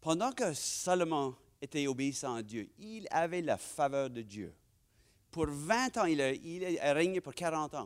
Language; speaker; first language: French; non-native, fluent; English